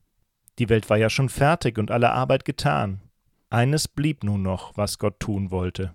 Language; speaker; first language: German; native; German